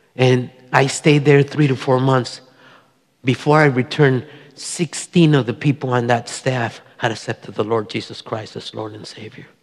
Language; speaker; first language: English; early bilingual, other home language; Spanish